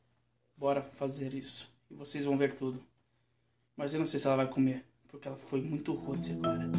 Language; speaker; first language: Portuguese; native; Portuguese